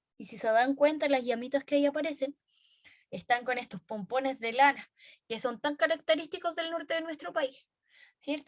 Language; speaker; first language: Spanish; native; Spanish